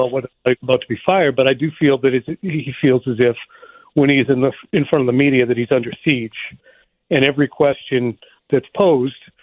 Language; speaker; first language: English; native; English